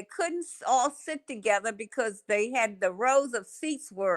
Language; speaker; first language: English; native; English